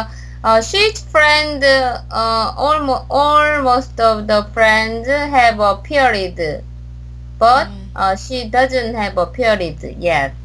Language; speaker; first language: English; non-native, learner; Korean